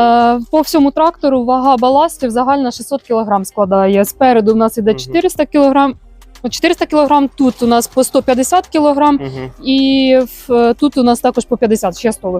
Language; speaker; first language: Ukrainian; native; Ukrainian